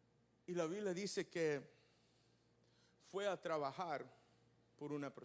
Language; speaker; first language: Spanish; early bilingual, heritage; Spanish